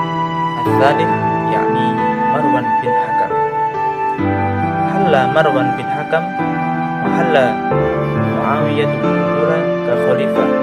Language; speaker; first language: Arabic; non-native, learner; Indonesian